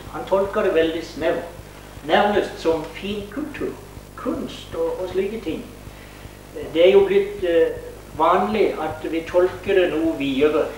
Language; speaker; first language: Norwegian; native; Norwegian